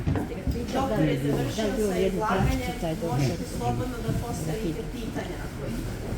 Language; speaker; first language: Bosnian; native; Bosnian